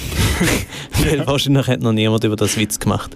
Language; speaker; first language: German; native; German